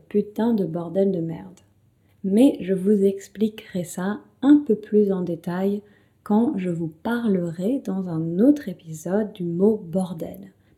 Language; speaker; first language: French; native; French